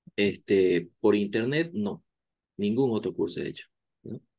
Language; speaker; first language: Spanish; native; Spanish